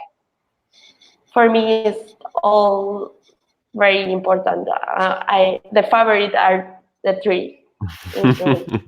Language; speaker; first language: English; non-native, fluent; Spanish